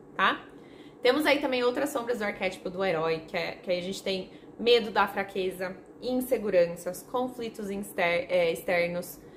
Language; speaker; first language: Portuguese; non-native, fluent; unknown